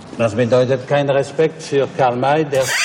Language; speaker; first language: German; non-native, fluent; French